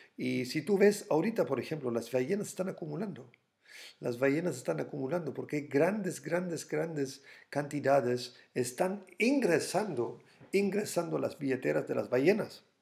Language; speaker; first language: Spanish; non-native, fluent; German